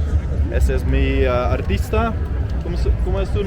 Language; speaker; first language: Spanish; non-native, learner; Dutch